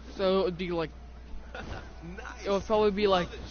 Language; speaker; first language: English; native; English